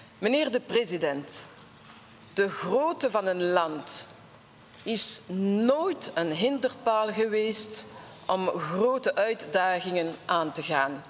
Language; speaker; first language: Dutch; non-native, local second language; French